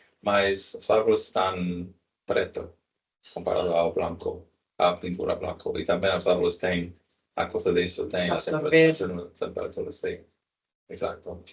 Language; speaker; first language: Portuguese; non-native, learner; Spanish